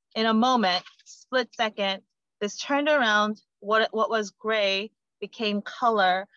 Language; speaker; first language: English; non-native, fluent; Korean